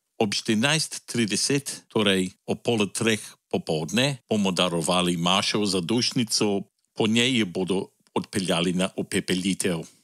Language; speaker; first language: Slovenian; early bilingual, heritage; Slovenian